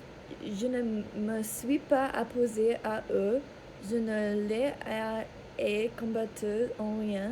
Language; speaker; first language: French; non-native, learner; English